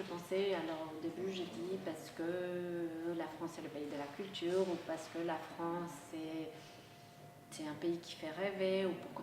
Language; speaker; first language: French; non-native, local second language; Spanish